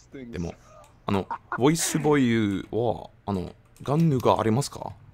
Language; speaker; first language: Japanese; non-native, learner; English